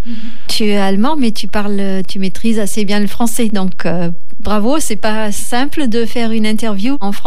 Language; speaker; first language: French; native; French